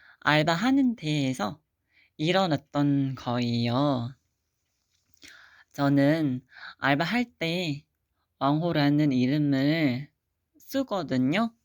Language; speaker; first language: Korean; non-native, fluent; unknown